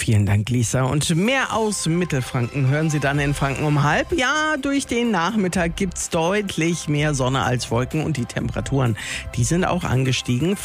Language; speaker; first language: German; native; German